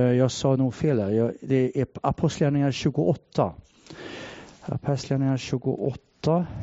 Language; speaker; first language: Swedish; native; Swedish